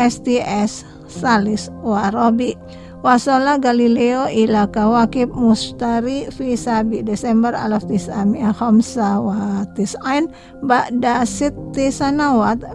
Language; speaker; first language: Arabic; non-native, fluent; Indonesian